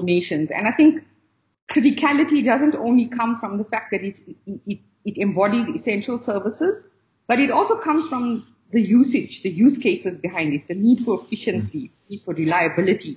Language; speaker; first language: English; native; English